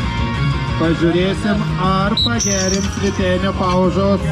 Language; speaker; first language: Lithuanian; native; Lithuanian